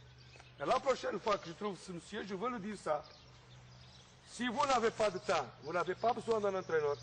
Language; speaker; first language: French; non-native, fluent; Portuguese